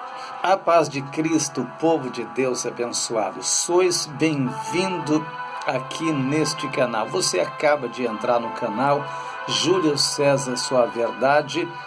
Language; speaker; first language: Portuguese; native; Portuguese